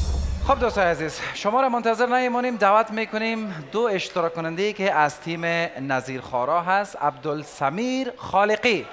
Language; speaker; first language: Persian; native; Persian